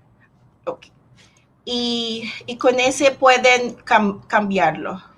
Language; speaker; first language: Spanish; non-native, fluent; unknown